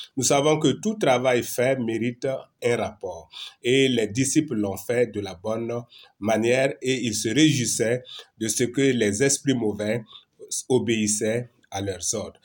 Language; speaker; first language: French; non-native, local second language; Mossi